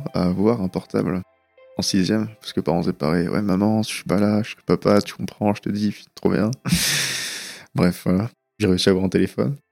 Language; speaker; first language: French; early bilingual, other home language; Persian